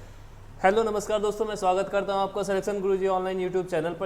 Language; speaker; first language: Hindi; native; Hindi